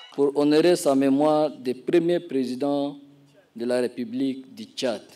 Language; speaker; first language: French; non-native, local second language; Arabic